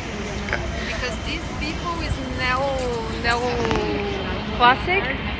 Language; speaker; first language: English; non-native, learner; Portuguese